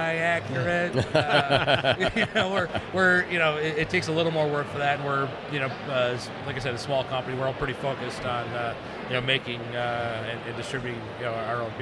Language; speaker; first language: English; native; English